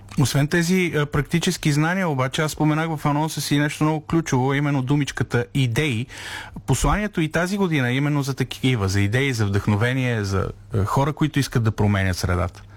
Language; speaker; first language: Bulgarian; native; Bulgarian